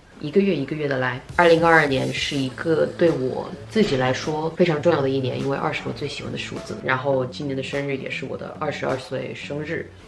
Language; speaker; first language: Chinese; early bilingual, heritage; Chinese